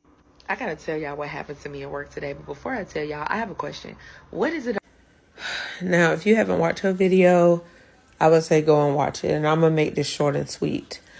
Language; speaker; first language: English; native; English